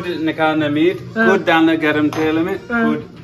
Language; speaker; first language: Hindi; non-native, learner; English